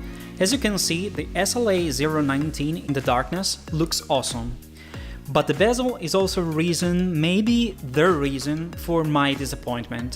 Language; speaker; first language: English; non-native, fluent; Italian